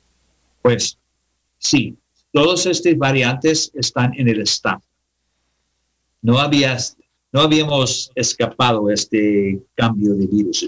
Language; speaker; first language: Spanish; non-native, learner; English